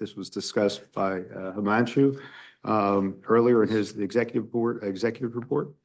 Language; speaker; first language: English; native; English